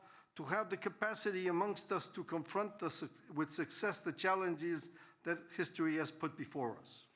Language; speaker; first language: English; non-native, fluent; Spanish